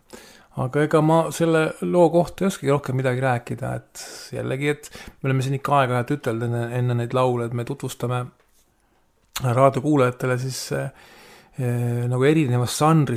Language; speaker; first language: Estonian; native; Estonian